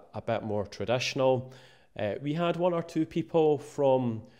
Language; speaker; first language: English; native; English